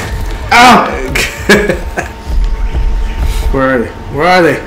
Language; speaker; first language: English; native; English